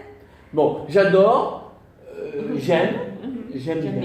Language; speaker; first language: French; non-native, fluent; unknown